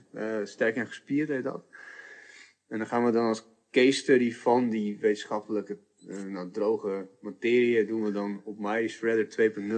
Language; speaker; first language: Dutch; early bilingual, other home language; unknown